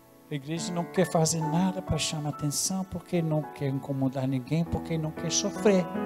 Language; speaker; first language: Portuguese; non-native, fluent; English